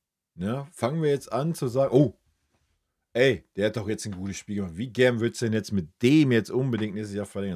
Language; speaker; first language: German; native; German